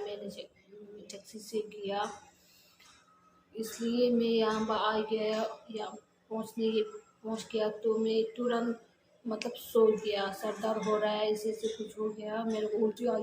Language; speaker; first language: Hindi; non-native, learner; Tibetan